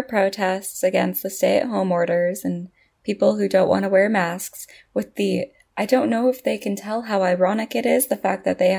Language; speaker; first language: English; native; English